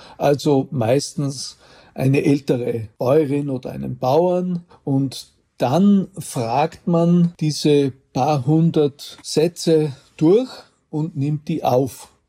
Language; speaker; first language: German; native; German